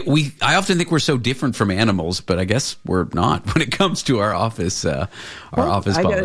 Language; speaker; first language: English; native; English